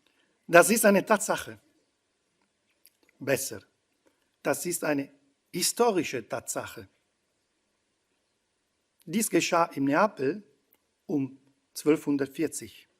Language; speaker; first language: German; non-native, fluent; Italian